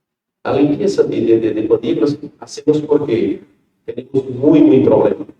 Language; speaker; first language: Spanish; non-native, learner; Portuguese